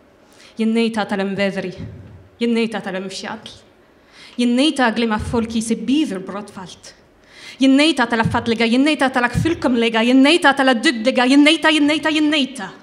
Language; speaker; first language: Icelandic; non-native, learner; French